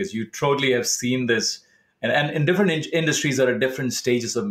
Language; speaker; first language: English; non-native, local second language; Tamil